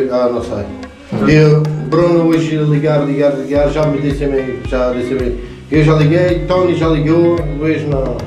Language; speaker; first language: Portuguese; native; Portuguese